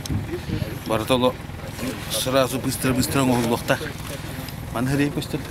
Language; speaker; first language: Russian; non-native, local second language; Yakut